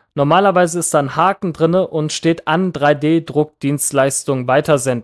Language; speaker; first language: German; native; German